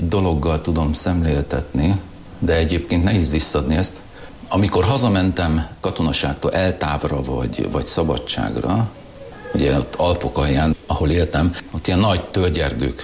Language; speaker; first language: Hungarian; non-native, local second language; German